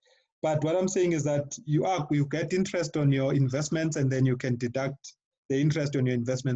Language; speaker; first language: English; non-native, local second language; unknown